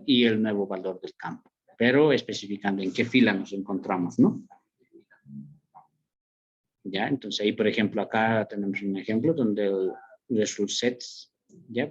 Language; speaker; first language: Spanish; native; Spanish